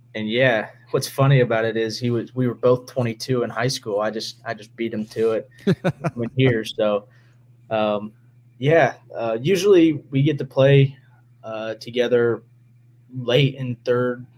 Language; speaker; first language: English; native; English